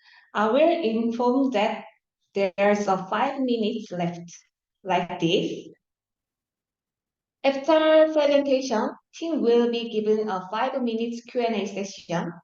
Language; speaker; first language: English; non-native, learner; Korean